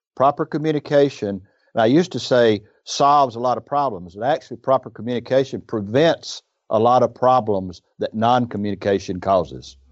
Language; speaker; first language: English; native; English